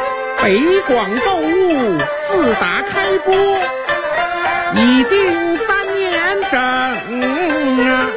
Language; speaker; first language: Chinese; native; Chinese